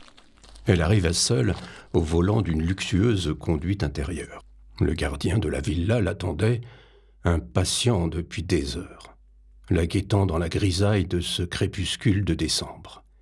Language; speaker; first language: French; native; French